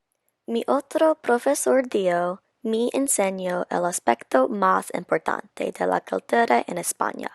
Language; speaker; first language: Spanish; non-native, learner; English